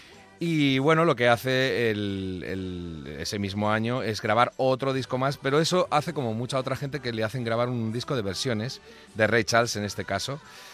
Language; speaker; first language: Spanish; native; Spanish